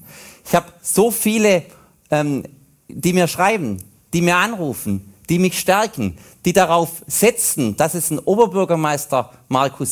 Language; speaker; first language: German; native; German